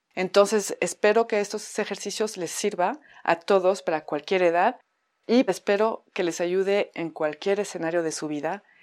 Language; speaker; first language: Spanish; non-native, fluent; French